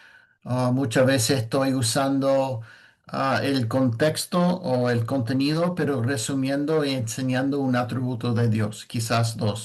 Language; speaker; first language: Spanish; non-native, fluent; English